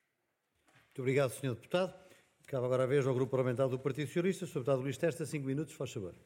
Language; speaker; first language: Portuguese; native; Portuguese